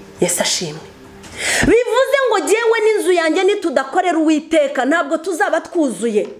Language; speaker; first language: Kinyarwanda; early bilingual, heritage; Kinyarwanda